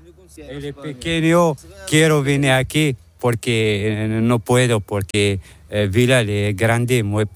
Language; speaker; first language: Spanish; non-native, learner; Arabic